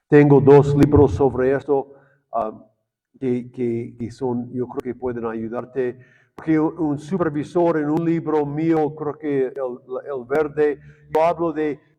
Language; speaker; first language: Spanish; non-native, fluent; English